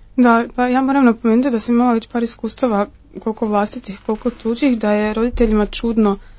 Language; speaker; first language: Croatian; native; Croatian